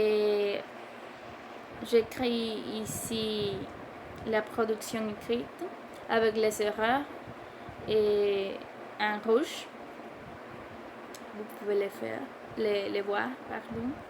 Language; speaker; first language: French; non-native, learner; Spanish